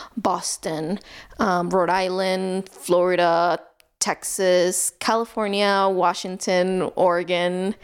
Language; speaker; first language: English; early bilingual, other home language; Spanish